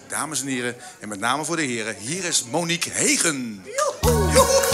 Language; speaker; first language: Dutch; native; Dutch